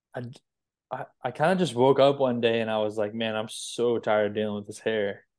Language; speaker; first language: English; native; English